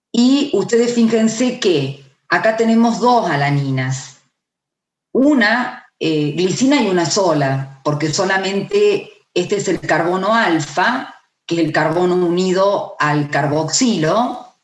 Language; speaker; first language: Spanish; native; Spanish